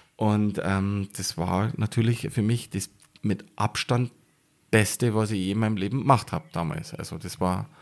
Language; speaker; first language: German; native; German